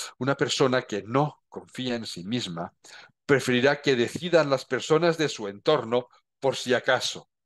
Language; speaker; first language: Spanish; non-native, local second language; Catalan